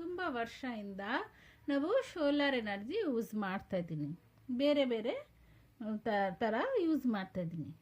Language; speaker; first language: Kannada; non-native, local second language; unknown